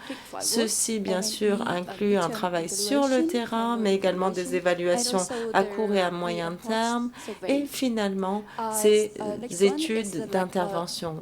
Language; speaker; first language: French; non-native, fluent; Vietnamese